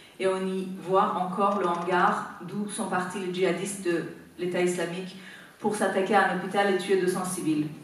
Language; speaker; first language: French; non-native, fluent; Persian